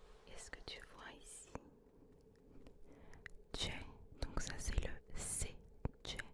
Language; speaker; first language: French; early bilingual, other home language; Turkish